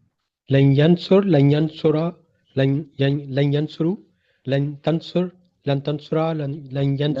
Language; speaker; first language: Arabic; non-native, learner; Urdu